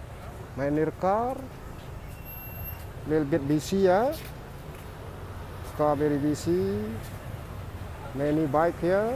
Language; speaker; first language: English; non-native, learner; Indonesian